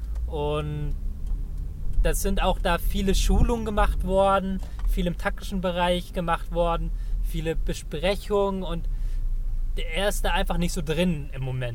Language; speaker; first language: German; native; German